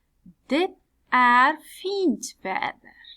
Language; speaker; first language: Swedish; non-native, fluent; Persian